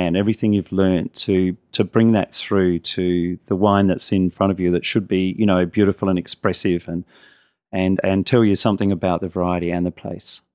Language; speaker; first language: English; native; English